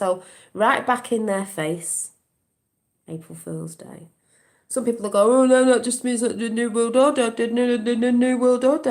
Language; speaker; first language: English; native; English